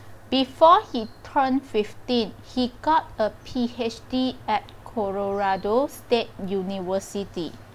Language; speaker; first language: English; non-native, local second language; Chinese